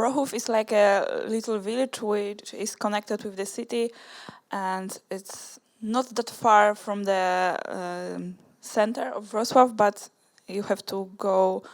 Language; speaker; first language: English; non-native, learner; Polish